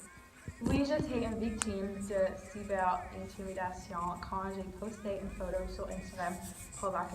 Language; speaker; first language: French; non-native, learner; English